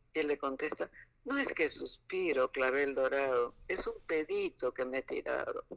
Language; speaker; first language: Spanish; native; Spanish